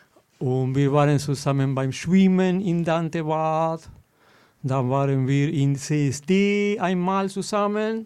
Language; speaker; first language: German; non-native, fluent; Spanish